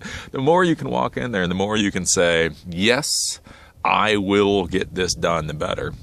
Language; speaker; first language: English; native; English